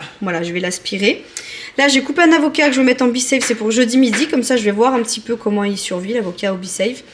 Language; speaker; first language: French; native; French